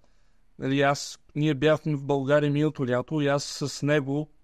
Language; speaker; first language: Bulgarian; early bilingual, heritage; Bulgarian